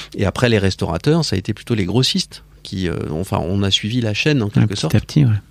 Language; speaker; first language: French; native; French